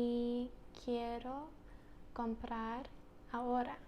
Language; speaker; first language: Spanish; non-native, learner; English